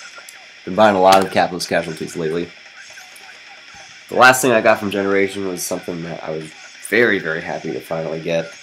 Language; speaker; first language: English; native; English